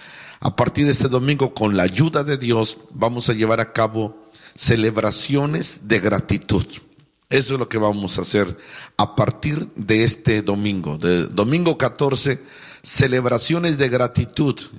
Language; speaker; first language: Spanish; native; Spanish